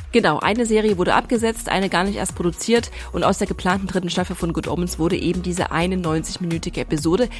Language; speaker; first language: German; native; German